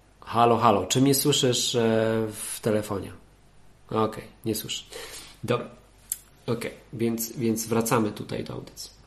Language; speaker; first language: Polish; native; Polish